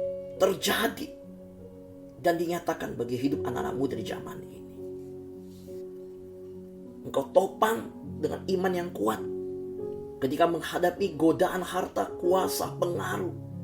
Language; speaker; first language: Indonesian; native; Indonesian